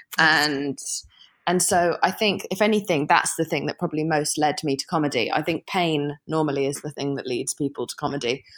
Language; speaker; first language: English; native; English